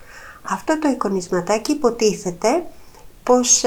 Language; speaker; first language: Greek; native; Greek